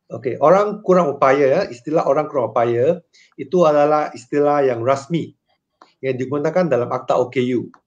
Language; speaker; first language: Malay; non-native, local second language; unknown